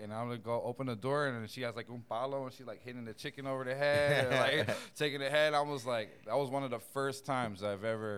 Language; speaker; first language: English; native; English